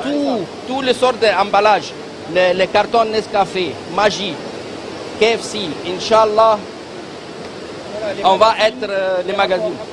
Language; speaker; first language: French; non-native, learner; Arabic